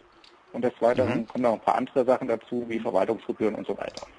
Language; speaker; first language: German; native; German